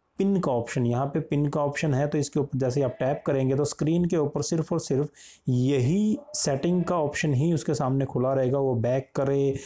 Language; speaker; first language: Hindi; native; Hindi